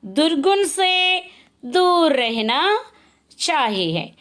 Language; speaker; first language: Hindi; non-native, local second language; Telugu